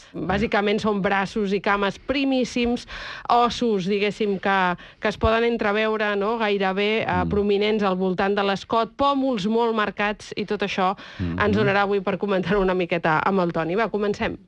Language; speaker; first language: Catalan; native; Catalan